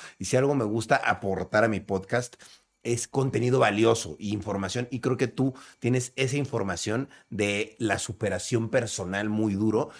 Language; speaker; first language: Spanish; native; Spanish